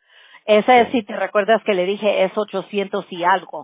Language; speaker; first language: Spanish; early bilingual, heritage; Spanish